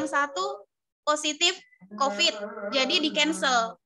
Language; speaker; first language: Indonesian; native; Indonesian